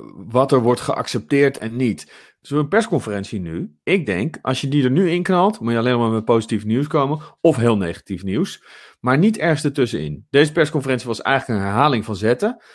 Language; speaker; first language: Dutch; native; Dutch